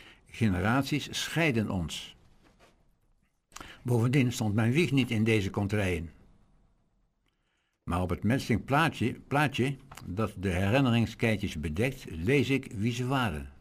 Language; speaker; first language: Dutch; native; Dutch